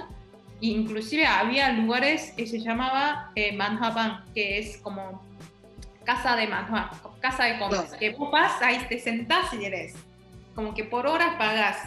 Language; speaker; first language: Spanish; non-native, fluent; Korean